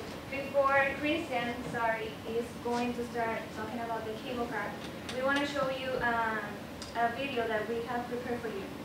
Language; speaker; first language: English; non-native, fluent; Spanish